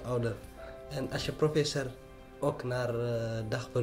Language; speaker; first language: Dutch; non-native, learner; Tigrinya